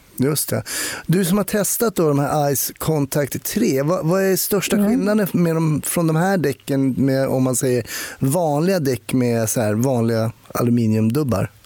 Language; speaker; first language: Swedish; native; Swedish